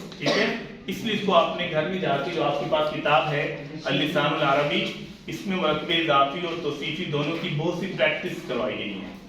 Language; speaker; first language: Urdu; native; Urdu